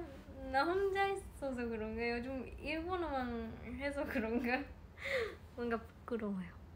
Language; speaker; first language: Korean; non-native, fluent; Japanese